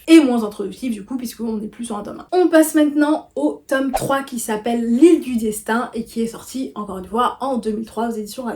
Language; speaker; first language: French; native; French